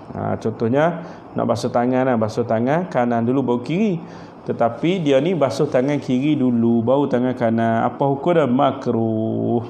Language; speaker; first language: Malay; native; Malay